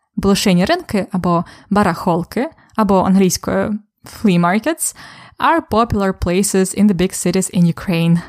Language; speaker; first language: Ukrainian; native; Ukrainian